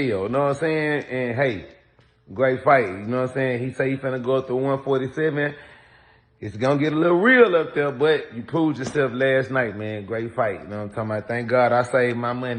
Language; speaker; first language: English; native; English